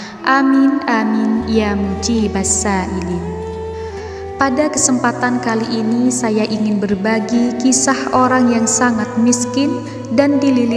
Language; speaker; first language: Indonesian; native; Indonesian